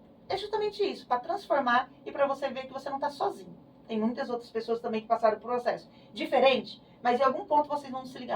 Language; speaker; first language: Portuguese; native; Portuguese